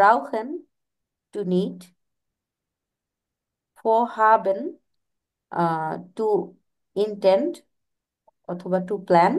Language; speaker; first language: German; non-native, learner; Bangla